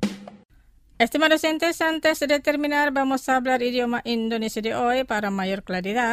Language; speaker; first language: Spanish; non-native, fluent; Indonesian